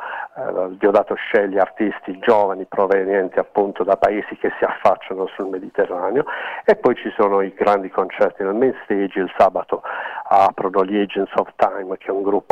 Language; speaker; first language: Italian; native; Italian